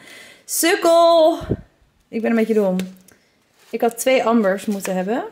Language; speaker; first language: Dutch; native; Dutch